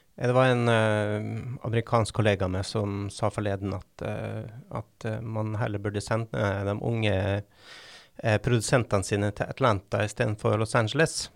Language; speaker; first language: Norwegian; native; Norwegian